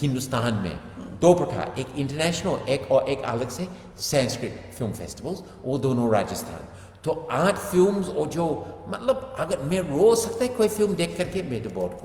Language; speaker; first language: Hindi; non-native, fluent; English